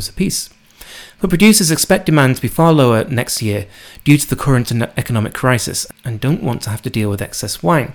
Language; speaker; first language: English; native; English